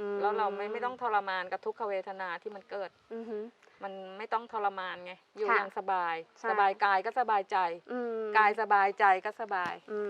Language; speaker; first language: Thai; native; Thai